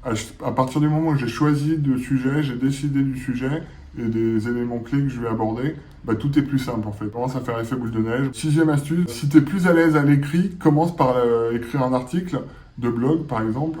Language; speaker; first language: French; native; French